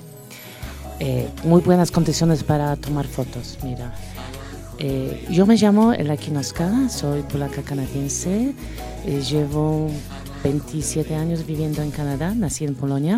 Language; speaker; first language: Spanish; non-native, fluent; Polish